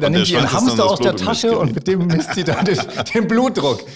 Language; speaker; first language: German; native; German